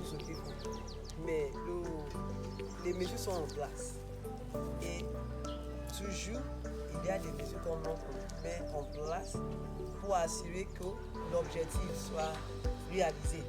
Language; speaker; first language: French; non-native, fluent; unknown